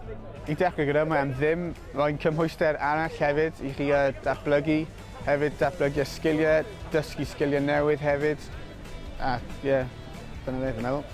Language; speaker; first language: Welsh; non-native, local second language; English